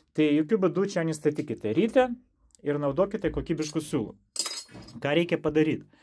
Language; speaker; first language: Lithuanian; non-native, local second language; Russian